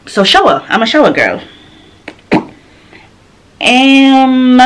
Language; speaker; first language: English; non-native, local second language; Jamaican Creole English